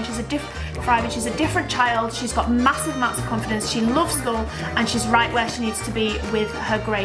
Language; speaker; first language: English; native; English